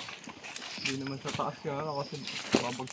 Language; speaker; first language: Filipino; native; Filipino